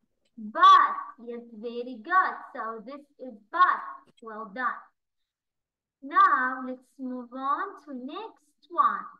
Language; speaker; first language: English; non-native, fluent; Arabic